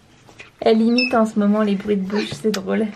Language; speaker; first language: French; native; French